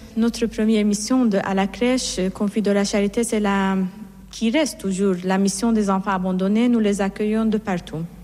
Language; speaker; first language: French; non-native, fluent; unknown